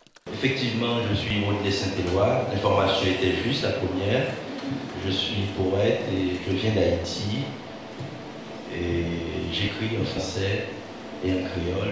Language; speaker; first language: French; non-native, local second language; Haitian Creole